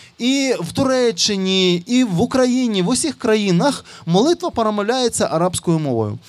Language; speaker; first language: Ukrainian; non-native, local second language; Russian